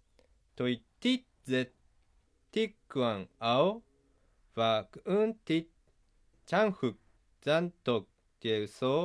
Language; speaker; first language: Vietnamese; non-native, learner; Japanese